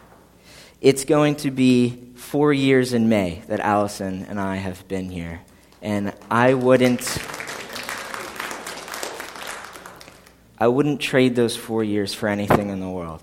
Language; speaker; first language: English; native; English